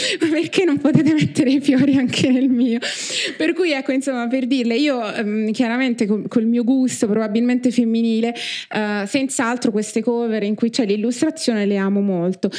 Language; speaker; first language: Italian; native; Italian